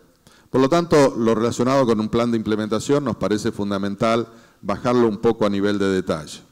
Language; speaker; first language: Spanish; native; Spanish